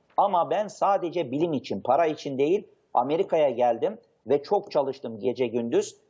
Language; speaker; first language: Turkish; native; Turkish